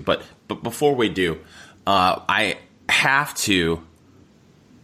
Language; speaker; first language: English; native; English